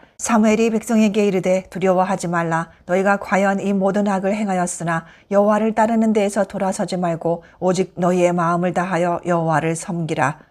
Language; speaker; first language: Korean; native; Korean